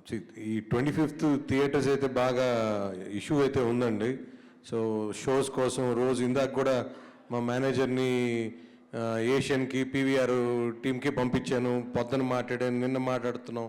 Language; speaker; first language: Telugu; native; Telugu